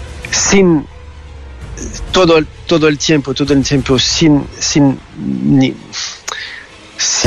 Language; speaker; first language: Spanish; non-native, learner; French